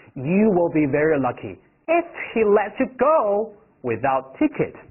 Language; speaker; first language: English; non-native, fluent; Chinese